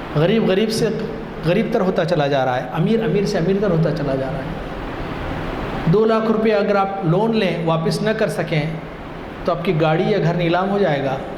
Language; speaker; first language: Urdu; non-native, local second language; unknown